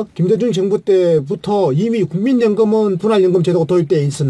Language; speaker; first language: Korean; native; Korean